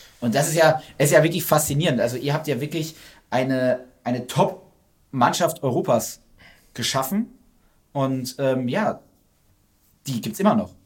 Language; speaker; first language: German; native; German